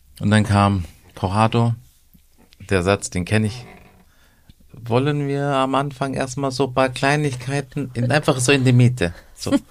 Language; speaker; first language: German; early bilingual, other home language; Turkish